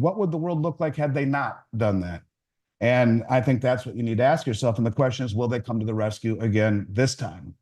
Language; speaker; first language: English; native; English